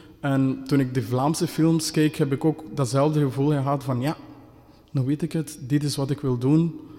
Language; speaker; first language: Dutch; non-native, fluent; Kinyarwanda